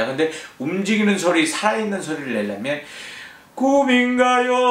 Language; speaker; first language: Korean; native; Korean